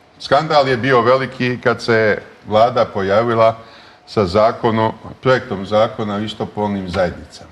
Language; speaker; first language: Bosnian; native; Bosnian